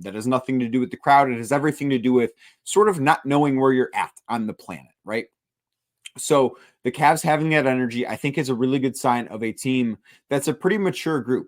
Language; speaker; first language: English; native; English